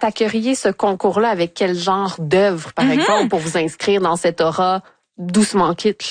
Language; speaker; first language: French; native; French